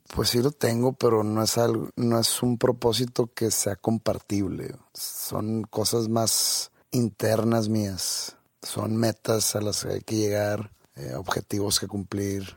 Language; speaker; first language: Spanish; native; Spanish